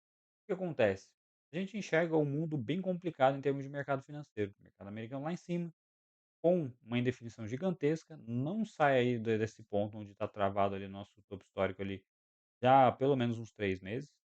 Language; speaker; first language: Portuguese; native; Portuguese